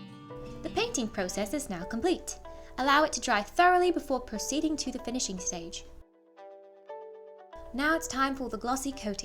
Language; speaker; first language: English; native; English